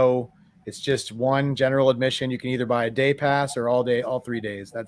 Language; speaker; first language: English; native; English